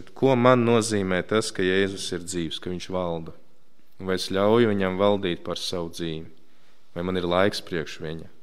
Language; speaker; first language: Latvian; native; Latvian